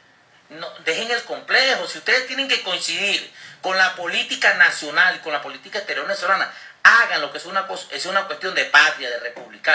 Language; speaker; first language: Spanish; native; Spanish